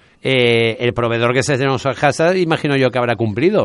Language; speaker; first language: Spanish; native; Spanish